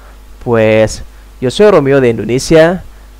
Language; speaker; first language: Spanish; non-native, fluent; Indonesian